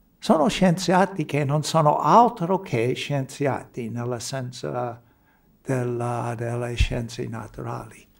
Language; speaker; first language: Italian; non-native, fluent; English